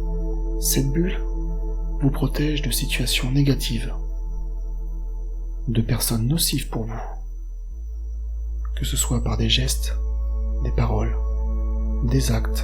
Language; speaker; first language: French; native; French